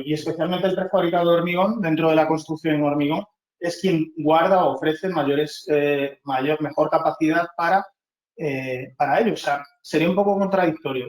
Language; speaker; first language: Spanish; native; Spanish